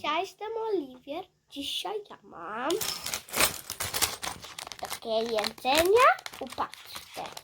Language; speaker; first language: Polish; early bilingual, heritage; Polish